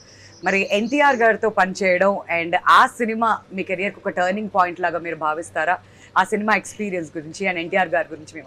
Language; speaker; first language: Telugu; native; Telugu